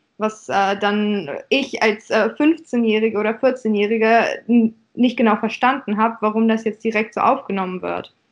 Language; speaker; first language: German; early bilingual, other home language; Russian